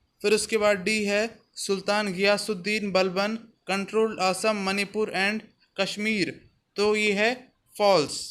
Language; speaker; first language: Hindi; native; Hindi